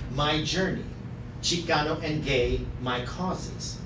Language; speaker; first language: English; native; English